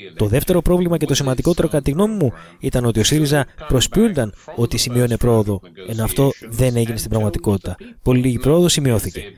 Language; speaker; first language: Greek; native; Greek